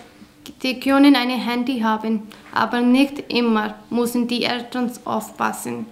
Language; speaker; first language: German; non-native, learner; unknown